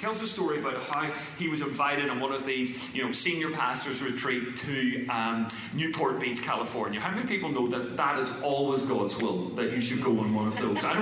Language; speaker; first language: English; native; English